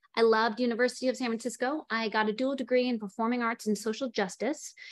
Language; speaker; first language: English; native; English